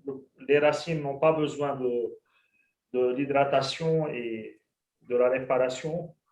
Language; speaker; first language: French; non-native, local second language; Arabic